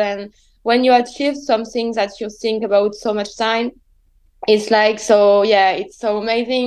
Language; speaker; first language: English; non-native, fluent; French